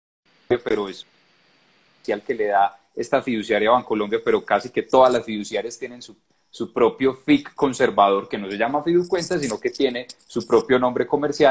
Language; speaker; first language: Spanish; native; Spanish